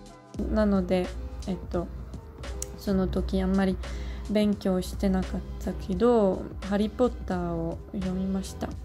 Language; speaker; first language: Japanese; non-native, learner; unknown